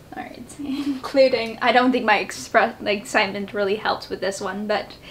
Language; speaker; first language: English; native; English